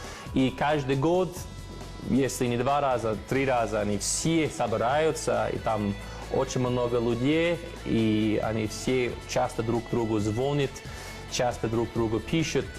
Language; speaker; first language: Russian; non-native, fluent; English